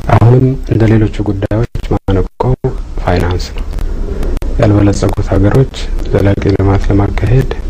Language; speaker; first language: Amharic; non-native, local second language; Tigrinya